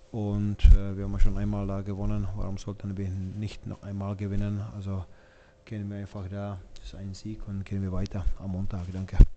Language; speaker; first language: German; non-native, fluent; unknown